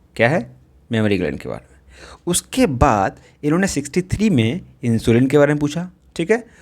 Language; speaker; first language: Hindi; native; Hindi